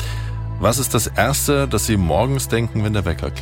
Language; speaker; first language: German; native; German